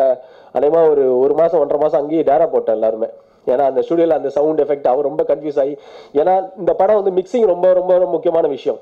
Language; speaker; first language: Tamil; native; Tamil